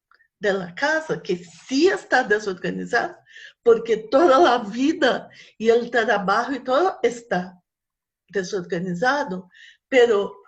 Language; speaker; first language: Spanish; non-native, fluent; Portuguese